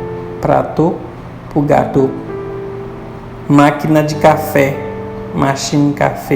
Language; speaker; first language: Portuguese; non-native, fluent; Haitian Creole